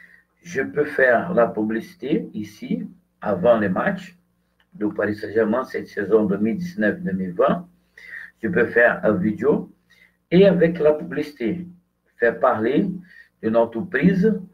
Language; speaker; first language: French; non-native, fluent; Portuguese